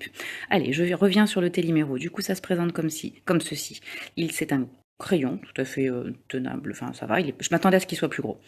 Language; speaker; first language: French; native; French